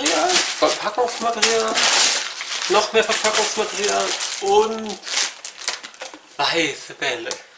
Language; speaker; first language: German; native; German